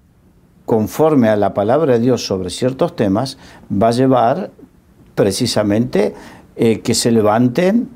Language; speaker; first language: Spanish; native; Spanish